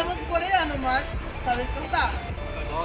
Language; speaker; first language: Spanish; non-native, learner; Portuguese